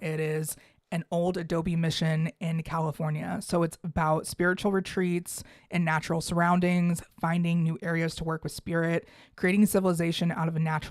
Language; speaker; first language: English; native; English